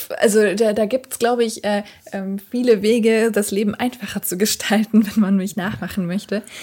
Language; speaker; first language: German; early bilingual, other home language; Kurdish